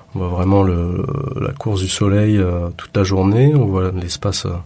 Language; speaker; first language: French; native; French